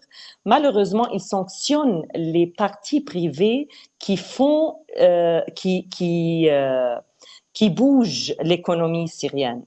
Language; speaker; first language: French; non-native, fluent; Arabic